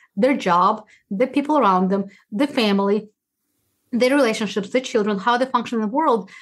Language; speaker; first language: English; non-native, fluent; Uzbek